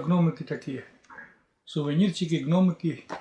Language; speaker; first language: Russian; native; Russian